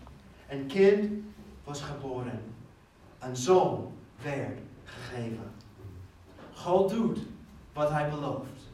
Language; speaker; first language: Dutch; non-native, fluent; English